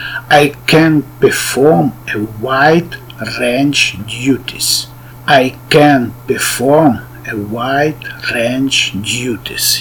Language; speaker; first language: English; non-native, learner; Russian